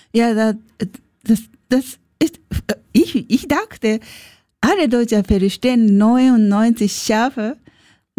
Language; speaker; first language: German; non-native, learner; Japanese